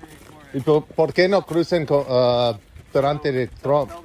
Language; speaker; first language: Spanish; non-native, learner; English